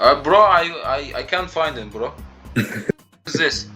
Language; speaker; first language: English; non-native, learner; Arabic